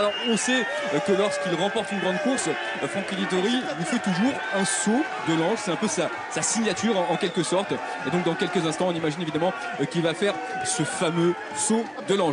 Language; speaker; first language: French; native; French